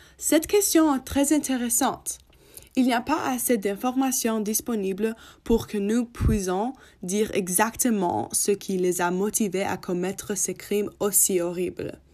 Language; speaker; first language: French; non-native, learner; English